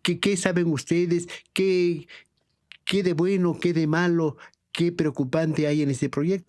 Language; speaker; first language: Spanish; native; Spanish